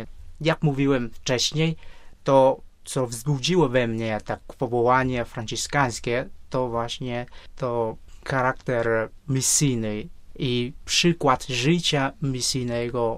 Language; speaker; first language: Polish; non-native, fluent; Vietnamese